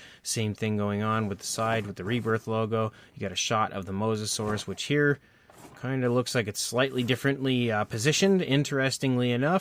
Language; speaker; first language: English; native; English